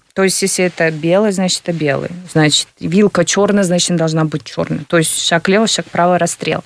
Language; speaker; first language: Russian; native; Russian